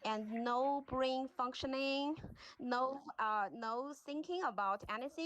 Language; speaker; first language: English; non-native, learner; Chinese